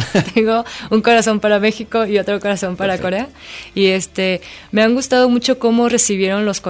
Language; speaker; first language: Spanish; non-native, fluent; Korean